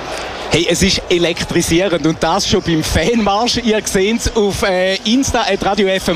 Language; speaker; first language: German; native; German